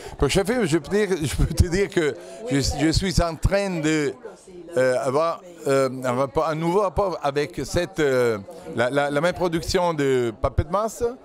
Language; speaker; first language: French; non-native, fluent; Italian